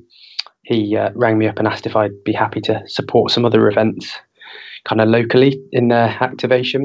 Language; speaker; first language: English; native; English